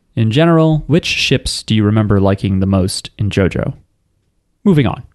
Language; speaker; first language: English; native; English